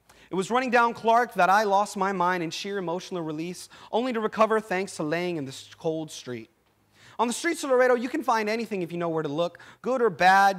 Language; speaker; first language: English; native; English